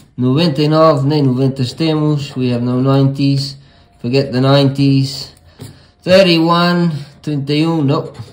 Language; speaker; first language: English; early bilingual, other home language; Portuguese